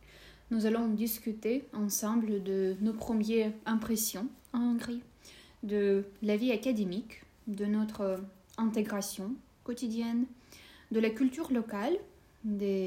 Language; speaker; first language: French; non-native, fluent; Russian